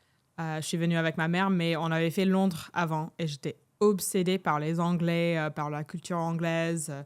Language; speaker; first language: French; non-native, fluent; English